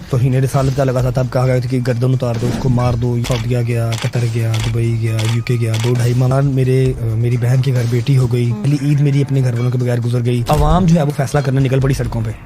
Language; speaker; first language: Urdu; non-native, local second language; Punjabi